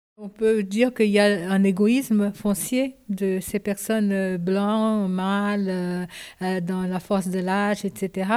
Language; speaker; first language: French; non-native, fluent; Japanese